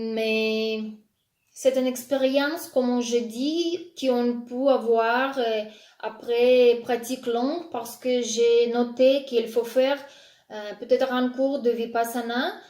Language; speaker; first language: French; non-native, fluent; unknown